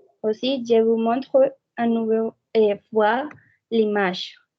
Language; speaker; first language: French; non-native, fluent; Spanish